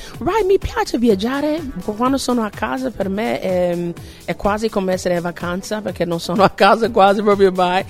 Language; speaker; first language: Italian; non-native, fluent; English